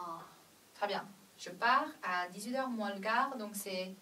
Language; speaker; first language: French; non-native, fluent; Chinese